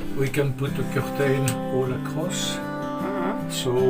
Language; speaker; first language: English; non-native, fluent; French